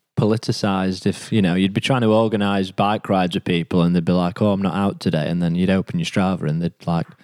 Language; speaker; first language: English; native; English